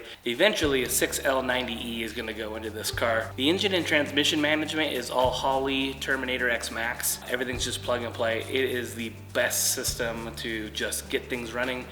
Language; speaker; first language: English; native; English